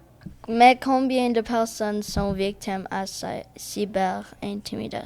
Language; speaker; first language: French; non-native, local second language; English